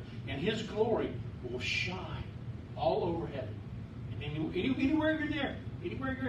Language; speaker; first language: English; native; English